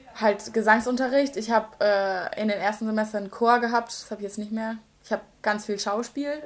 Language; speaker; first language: German; native; German